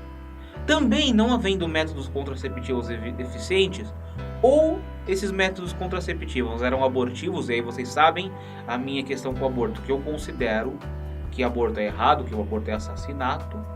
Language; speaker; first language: Portuguese; native; Portuguese